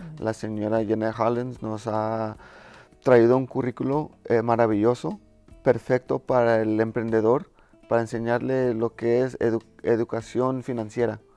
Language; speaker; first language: Spanish; early bilingual, heritage; Spanish